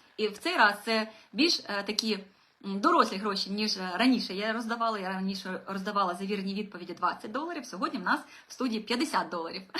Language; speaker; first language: Ukrainian; non-native, local second language; Russian